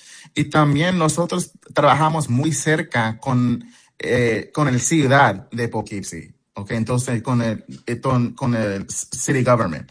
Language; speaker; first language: Spanish; early bilingual, heritage; English